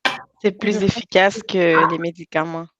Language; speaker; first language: French; native; French